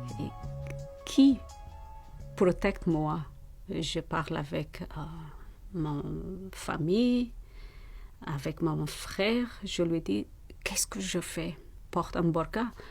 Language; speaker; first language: French; non-native, learner; Persian